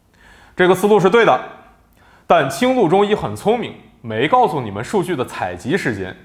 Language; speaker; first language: Chinese; native; Chinese